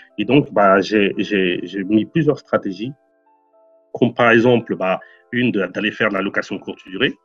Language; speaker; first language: French; non-native, fluent; Portuguese